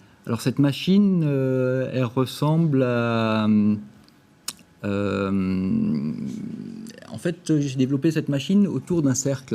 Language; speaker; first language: French; native; French